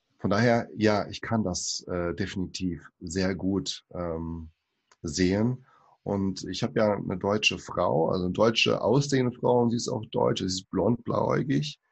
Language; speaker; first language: German; early bilingual, other home language; Portuguese